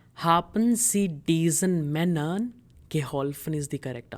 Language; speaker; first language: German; non-native, fluent; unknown